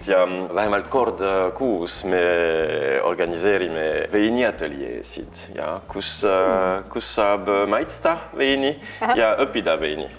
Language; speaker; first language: Estonian; non-native, fluent; French